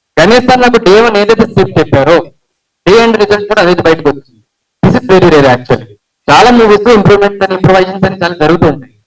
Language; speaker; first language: Telugu; early bilingual, heritage; Telugu